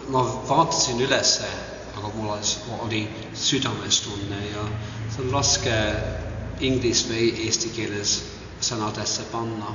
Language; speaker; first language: Estonian; early bilingual, heritage; English